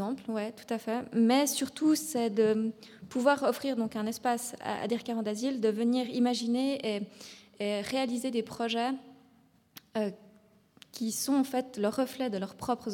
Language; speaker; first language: French; native; French